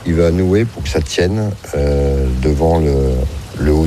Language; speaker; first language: French; native; French